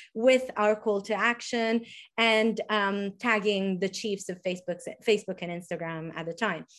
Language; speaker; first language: English; non-native, fluent; Italian